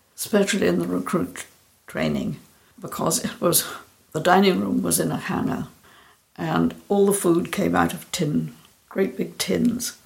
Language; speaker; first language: English; native; English